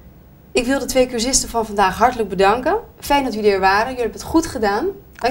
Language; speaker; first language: Dutch; native; Dutch